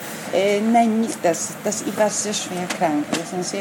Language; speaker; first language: German; non-native, learner; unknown